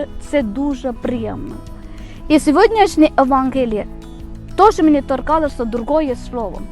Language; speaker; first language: Ukrainian; non-native, fluent; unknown